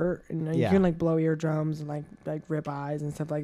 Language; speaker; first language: English; native; English